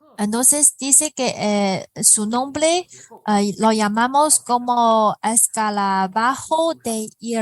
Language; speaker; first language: Spanish; non-native, fluent; Chinese